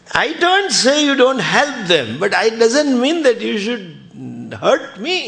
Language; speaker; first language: English; non-native, local second language; Gujarati